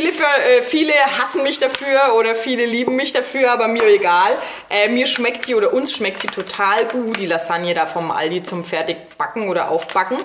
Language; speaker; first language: German; native; German